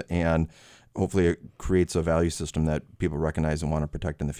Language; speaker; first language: English; native; English